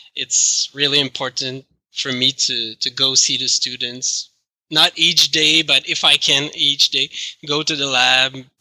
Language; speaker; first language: English; non-native, fluent; French